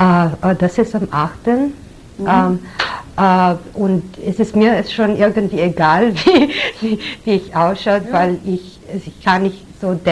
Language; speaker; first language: German; non-native, learner; English